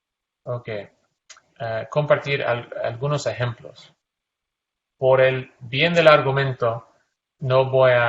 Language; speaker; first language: Spanish; non-native, fluent; English